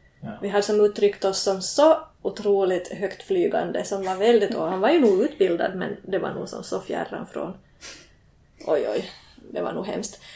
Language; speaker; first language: Swedish; native; Swedish